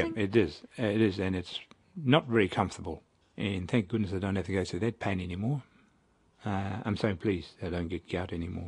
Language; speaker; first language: English; native; English